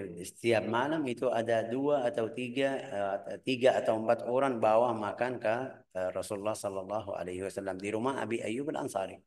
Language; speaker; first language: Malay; non-native, fluent; Arabic